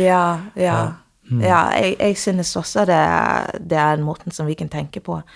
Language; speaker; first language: Norwegian; non-native, fluent; English